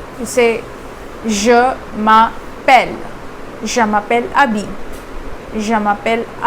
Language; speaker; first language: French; non-native, fluent; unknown